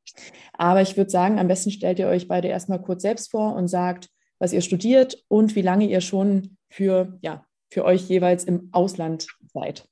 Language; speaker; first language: German; native; German